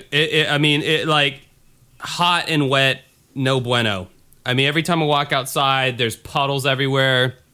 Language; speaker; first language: English; native; English